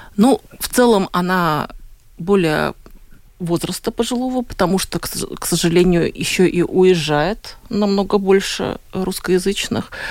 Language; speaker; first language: Russian; native; Russian